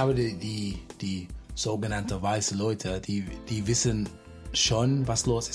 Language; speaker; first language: German; non-native, fluent; English